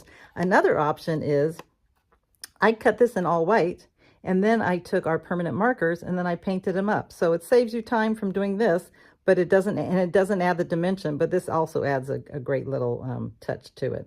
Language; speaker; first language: English; native; English